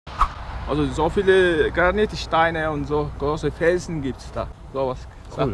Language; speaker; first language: German; non-native, learner; Mongolian